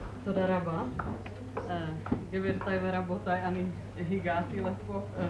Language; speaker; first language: Hebrew; non-native, fluent; Czech